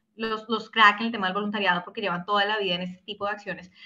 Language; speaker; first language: Spanish; native; Spanish